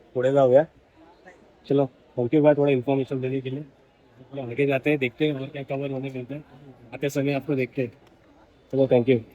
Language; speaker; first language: Hindi; non-native, local second language; Marathi